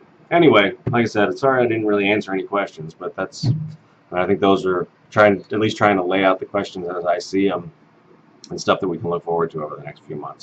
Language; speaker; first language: English; native; English